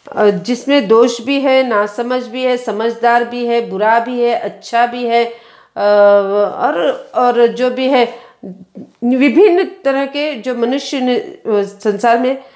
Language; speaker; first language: Hindi; non-native, local second language; Kannada